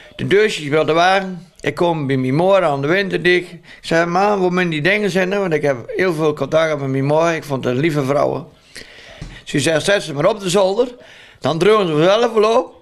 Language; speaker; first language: Dutch; native; Dutch